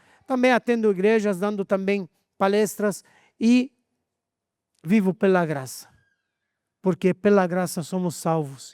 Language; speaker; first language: Portuguese; non-native, fluent; Arabic